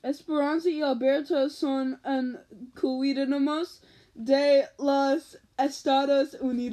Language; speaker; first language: Spanish; non-native, learner; English